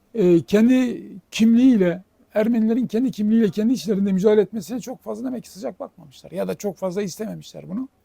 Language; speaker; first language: Turkish; native; Turkish